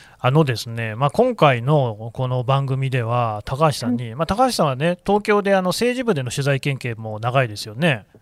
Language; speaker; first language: Japanese; native; Japanese